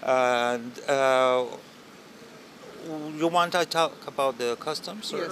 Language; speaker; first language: English; non-native, learner; Spanish